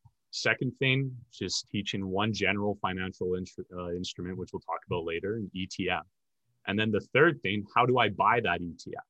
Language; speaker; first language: English; native; English